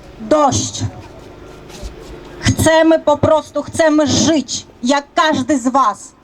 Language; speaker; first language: Polish; early bilingual, heritage; Polish